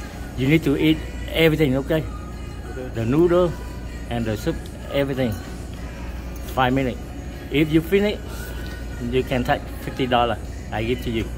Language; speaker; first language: English; non-native, learner; Vietnamese